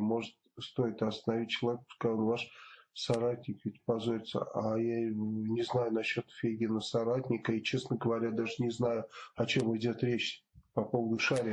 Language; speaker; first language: Russian; native; Russian